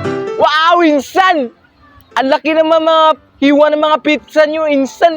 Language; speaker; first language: Filipino; non-native, local second language; Cebuano